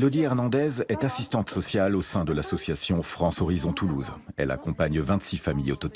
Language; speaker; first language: French; native; French